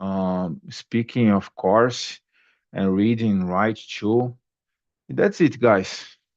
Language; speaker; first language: English; non-native, learner; Portuguese